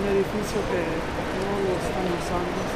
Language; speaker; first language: Spanish; early bilingual, heritage; Spanish